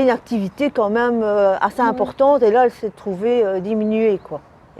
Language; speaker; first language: French; native; French